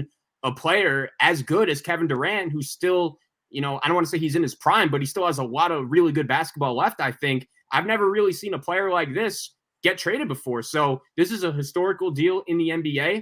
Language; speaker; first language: English; native; English